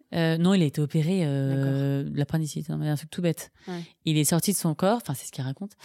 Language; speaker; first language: French; native; French